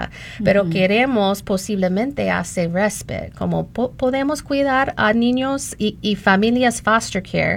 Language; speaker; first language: Spanish; non-native, learner; English